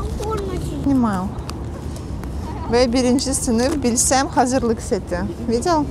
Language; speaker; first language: Turkish; non-native, fluent; Russian